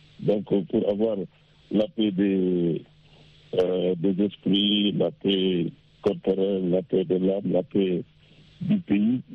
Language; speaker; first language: French; non-native, local second language; Wolof